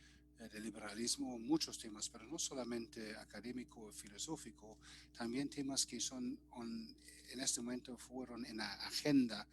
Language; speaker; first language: Spanish; non-native, fluent; German